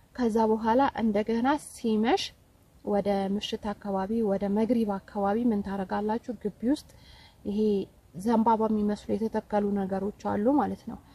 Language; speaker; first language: Amharic; native; Amharic